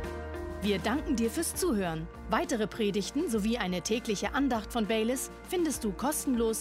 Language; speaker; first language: German; native; German